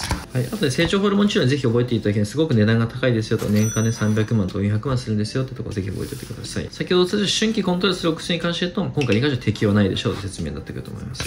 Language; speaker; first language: Japanese; native; Japanese